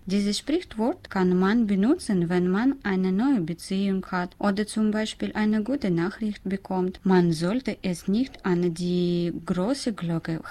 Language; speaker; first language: German; non-native, learner; Russian